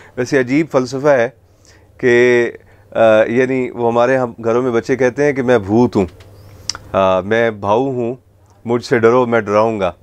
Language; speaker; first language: Urdu; native; Urdu